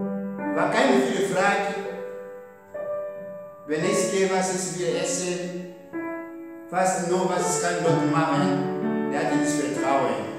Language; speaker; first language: German; non-native, learner; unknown